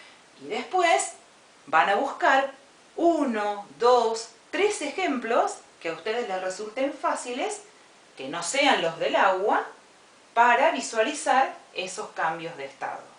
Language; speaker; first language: Spanish; native; Spanish